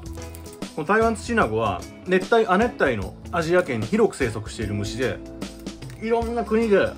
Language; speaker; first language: Japanese; native; Japanese